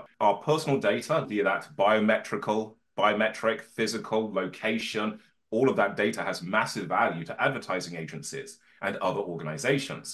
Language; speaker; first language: English; native; English